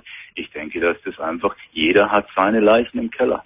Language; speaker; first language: German; native; German